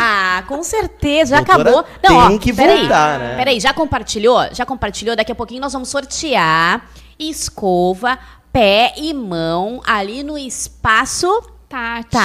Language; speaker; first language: Portuguese; native; Portuguese